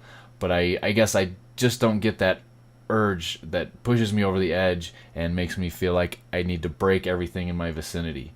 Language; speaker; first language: English; native; English